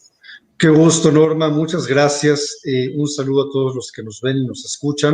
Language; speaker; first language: Spanish; native; Spanish